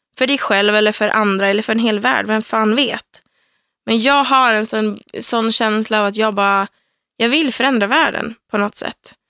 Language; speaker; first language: Swedish; native; Swedish